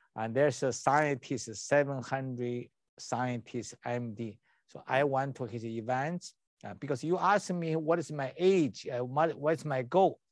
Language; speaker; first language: English; non-native, learner; Chinese